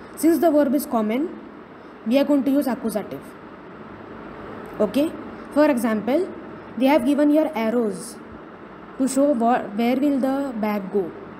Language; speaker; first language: English; non-native, local second language; Marathi